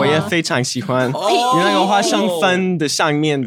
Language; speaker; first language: Chinese; non-native, learner; English